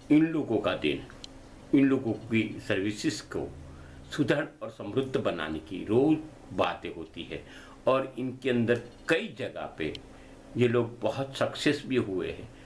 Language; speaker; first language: Hindi; non-native, local second language; Gujarati